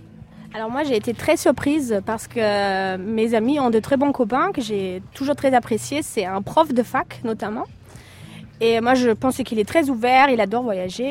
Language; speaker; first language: French; non-native, fluent; German